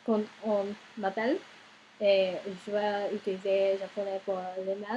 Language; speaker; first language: French; non-native, learner; English